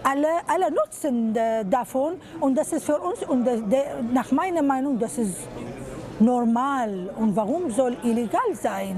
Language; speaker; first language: German; non-native, fluent; Arabic